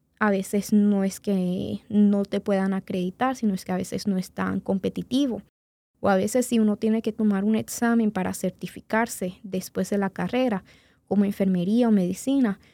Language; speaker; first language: Spanish; native; Spanish